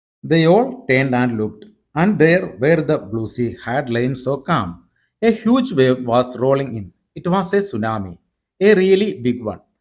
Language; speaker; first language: English; non-native, local second language; Malayalam